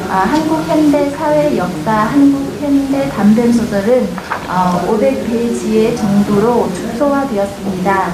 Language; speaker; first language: Korean; non-native, fluent; Vietnamese